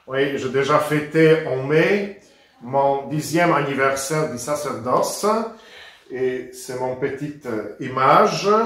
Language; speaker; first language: French; non-native, fluent; Polish